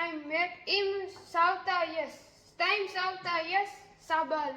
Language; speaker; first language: Hebrew; non-native, learner; Gujarati